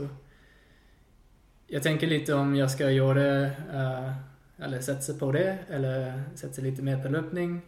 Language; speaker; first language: Swedish; non-native, fluent; English